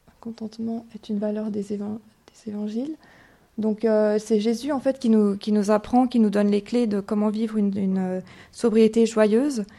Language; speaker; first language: French; native; French